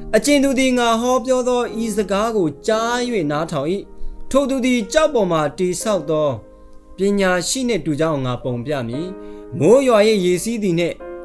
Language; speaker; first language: Burmese; non-native, local second language; Hakha Chin